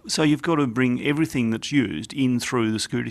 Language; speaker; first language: English; native; English